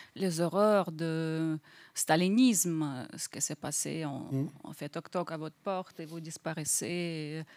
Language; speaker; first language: French; non-native, fluent; Russian